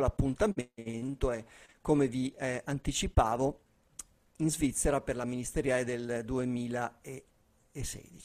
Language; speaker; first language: Italian; native; Italian